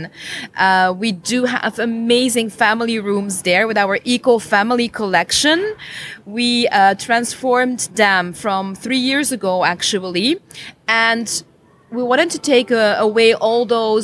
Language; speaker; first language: English; non-native, fluent; Dutch